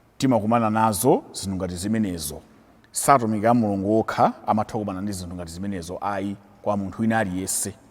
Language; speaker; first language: Nyanja; native; Nyanja